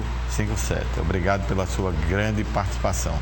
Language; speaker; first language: Portuguese; native; Portuguese